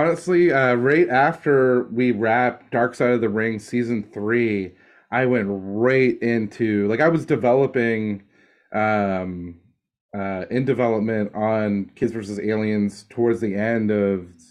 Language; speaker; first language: English; native; English